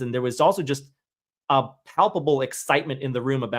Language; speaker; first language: English; native; English